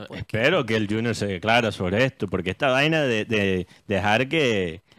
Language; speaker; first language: Spanish; early bilingual, heritage; Spanish